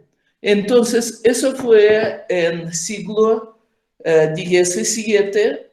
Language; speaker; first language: Spanish; non-native, fluent; Ukrainian